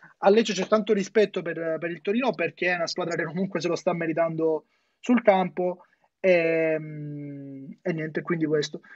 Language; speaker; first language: Italian; native; Italian